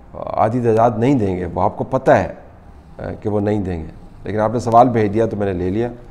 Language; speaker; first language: Urdu; native; Urdu